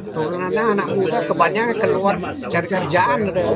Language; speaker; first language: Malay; non-native, local second language; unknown